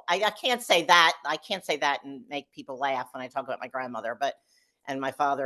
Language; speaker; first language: English; native; English